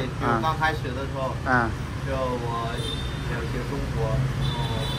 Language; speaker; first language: Chinese; non-native, learner; Vietnamese